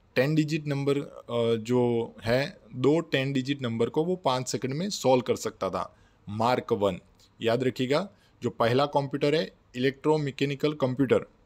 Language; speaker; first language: Hindi; non-native, local second language; Gujarati